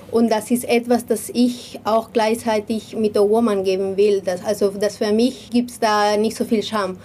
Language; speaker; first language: German; non-native, learner; Spanish